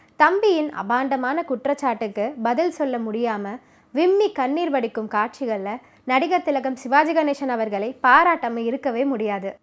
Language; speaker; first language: Tamil; native; Tamil